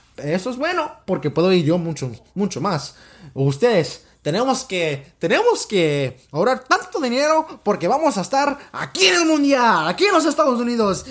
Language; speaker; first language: Spanish; early bilingual, heritage; Spanish